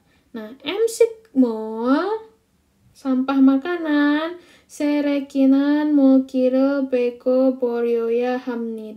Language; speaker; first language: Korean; non-native, fluent; Indonesian